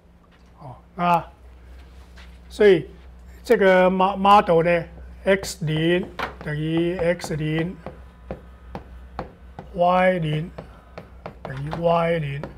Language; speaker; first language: Chinese; native; Chinese